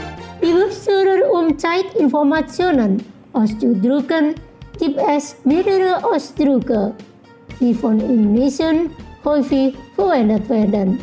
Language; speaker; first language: German; non-native, fluent; Indonesian